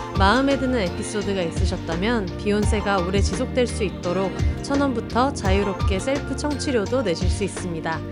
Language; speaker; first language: Korean; native; Korean